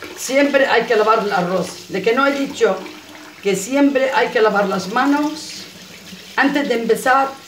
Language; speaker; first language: Spanish; non-native, fluent; Arabic